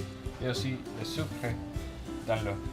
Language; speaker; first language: French; non-native, learner; Spanish